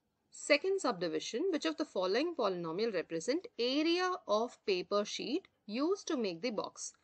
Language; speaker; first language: English; non-native, local second language; Tamil